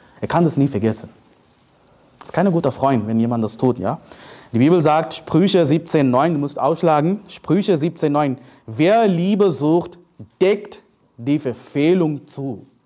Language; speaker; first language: German; non-native, fluent; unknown